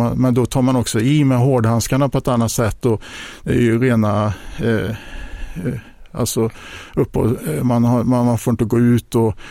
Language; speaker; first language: Swedish; native; Swedish